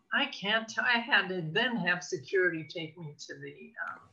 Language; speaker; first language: English; native; English